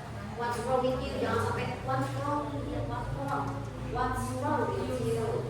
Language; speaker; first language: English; non-native, learner; Indonesian